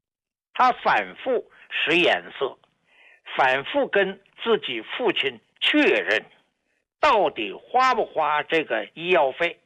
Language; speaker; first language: Chinese; native; Chinese